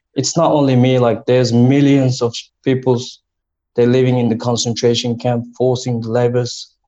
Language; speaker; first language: English; non-native, learner; Chinese